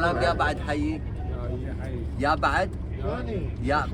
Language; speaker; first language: Arabic; native; Arabic